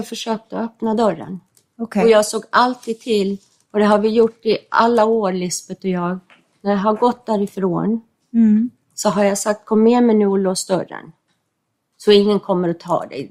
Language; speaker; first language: Swedish; non-native, fluent; English